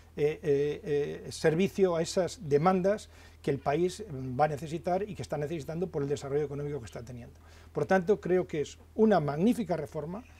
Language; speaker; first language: Spanish; native; Spanish